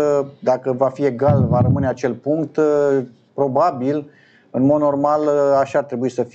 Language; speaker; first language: Romanian; native; Romanian